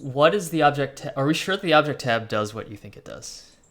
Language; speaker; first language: English; native; English